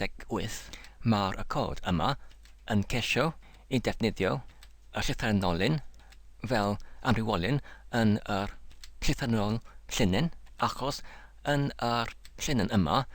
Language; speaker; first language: Welsh; non-native, learner; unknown